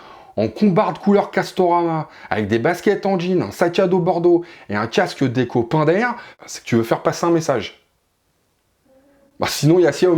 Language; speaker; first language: French; native; French